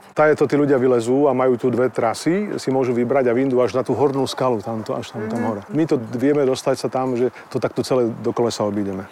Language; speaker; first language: Slovak; native; Slovak